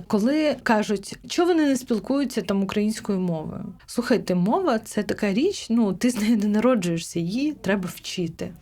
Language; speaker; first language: Ukrainian; non-native, local second language; Crimean Tatar